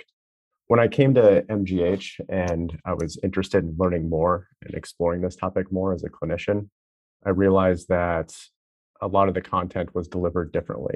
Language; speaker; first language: English; native; English